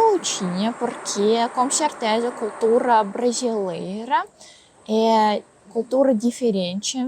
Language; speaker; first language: Portuguese; non-native, learner; Russian